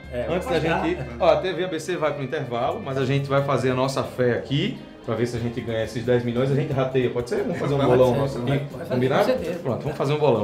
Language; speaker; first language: Portuguese; native; Portuguese